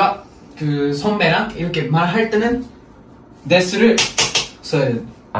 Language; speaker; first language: Korean; non-native, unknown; Japanese